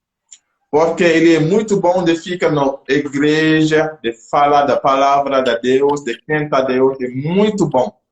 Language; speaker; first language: Portuguese; non-native, local second language; French